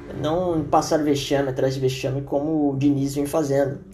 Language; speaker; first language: Portuguese; native; Portuguese